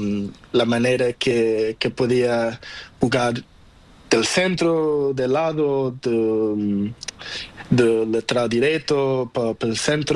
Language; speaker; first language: Spanish; non-native, learner; Portuguese